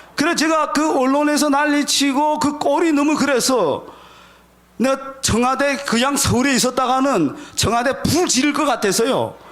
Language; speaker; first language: Korean; native; Korean